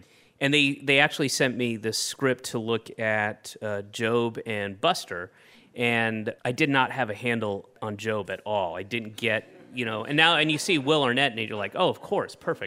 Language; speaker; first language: English; native; English